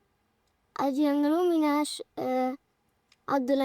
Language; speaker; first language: Malayalam; early bilingual, heritage; Malayalam